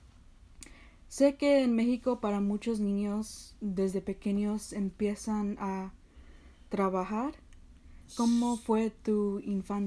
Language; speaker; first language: Spanish; early bilingual, heritage; Spanish